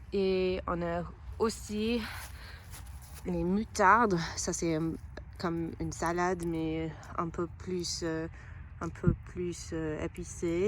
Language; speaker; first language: French; non-native, learner; English